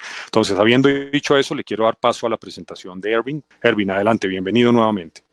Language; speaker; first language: Spanish; native; Spanish